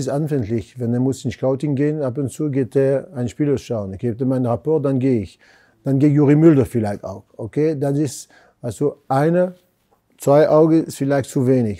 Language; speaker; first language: German; non-native, fluent; French